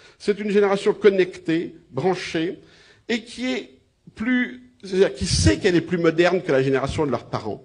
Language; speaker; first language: French; native; French